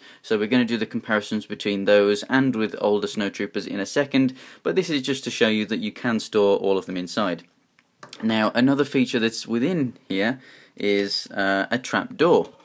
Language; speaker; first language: English; native; English